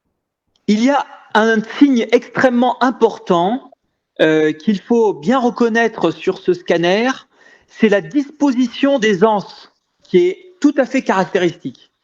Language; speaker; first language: French; native; French